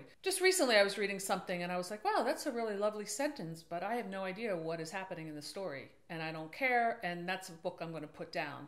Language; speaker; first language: English; native; English